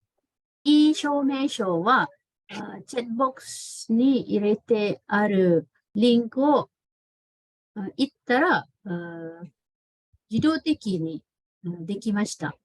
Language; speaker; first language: Japanese; non-native, fluent; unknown